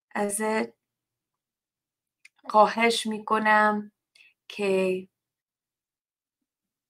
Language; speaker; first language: Persian; non-native, learner; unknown